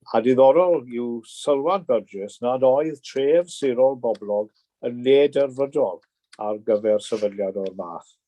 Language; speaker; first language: Welsh; native; Welsh